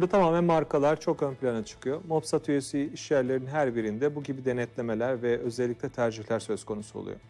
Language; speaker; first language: Turkish; native; Turkish